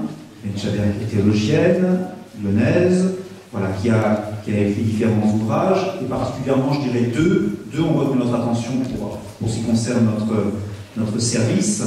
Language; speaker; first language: French; native; French